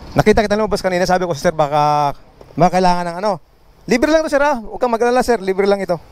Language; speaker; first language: Filipino; non-native, local second language; Bikol